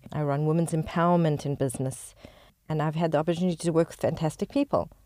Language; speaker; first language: English; native; English